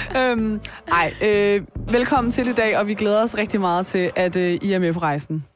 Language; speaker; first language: Danish; early bilingual, other home language; Persian